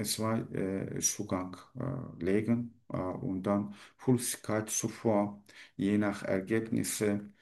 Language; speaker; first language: German; non-native, fluent; Turkish